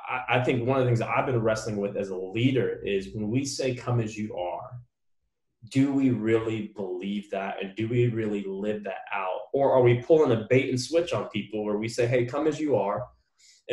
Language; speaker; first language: English; native; English